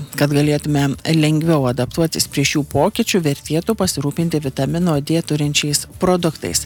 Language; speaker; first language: Lithuanian; native; Lithuanian